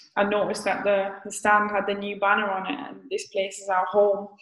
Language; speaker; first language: English; native; English